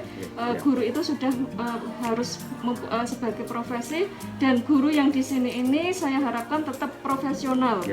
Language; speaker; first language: Indonesian; native; Indonesian